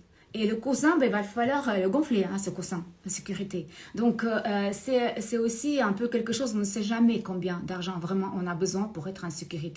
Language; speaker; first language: French; non-native, fluent; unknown